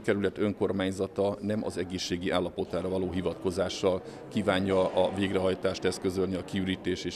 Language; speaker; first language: Hungarian; native; Hungarian